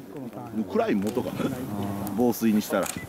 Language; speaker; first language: Japanese; native; Japanese